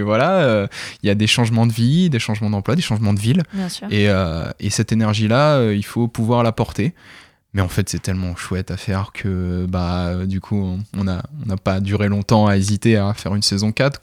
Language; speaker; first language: French; native; French